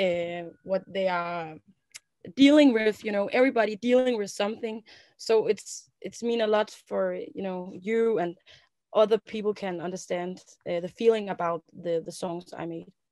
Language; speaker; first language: English; non-native, learner; Danish